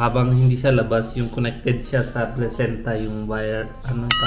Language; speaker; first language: Filipino; non-native, learner; Hindi